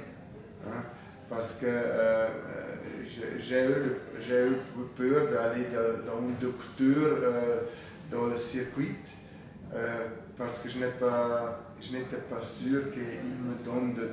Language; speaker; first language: French; non-native, fluent; German